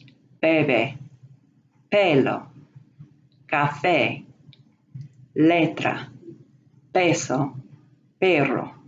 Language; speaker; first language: Spanish; non-native, fluent; English